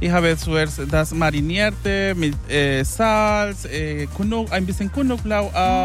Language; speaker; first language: German; non-native, learner; Spanish